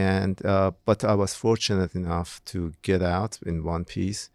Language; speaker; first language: English; non-native, fluent; Persian